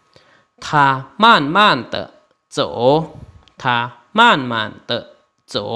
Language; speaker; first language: Chinese; non-native, fluent; Lao